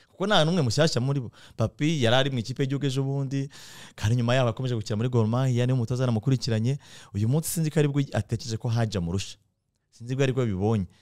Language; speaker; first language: Kinyarwanda; native; Kinyarwanda